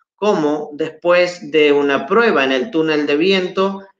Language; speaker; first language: Spanish; native; Spanish